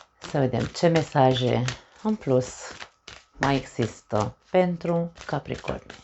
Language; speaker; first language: Romanian; native; Romanian